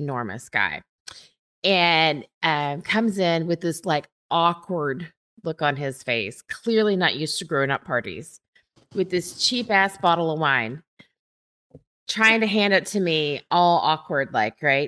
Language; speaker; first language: English; native; English